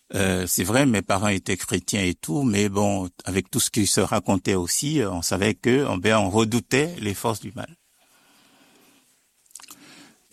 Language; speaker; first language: French; non-native, local second language; Baoulé